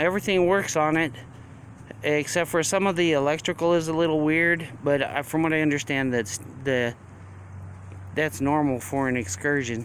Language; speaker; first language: English; native; English